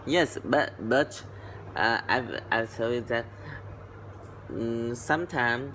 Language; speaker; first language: English; non-native, learner; Vietnamese